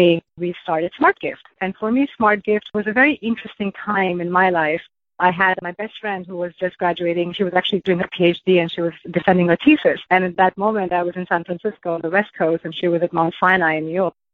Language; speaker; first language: English; non-native, local second language; Hindi